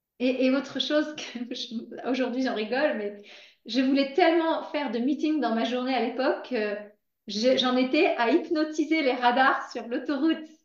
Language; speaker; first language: French; native; French